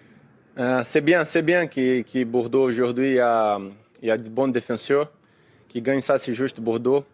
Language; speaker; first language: French; non-native, learner; Portuguese